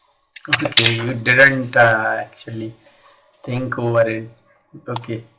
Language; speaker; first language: English; non-native, local second language; Hindi